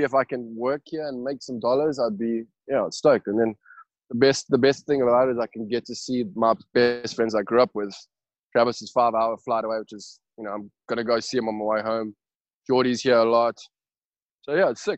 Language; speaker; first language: English; native; English